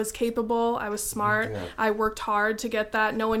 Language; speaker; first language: English; native; English